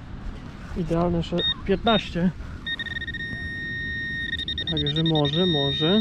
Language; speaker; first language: Polish; native; Polish